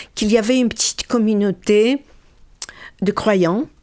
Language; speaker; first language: French; non-native, fluent; Russian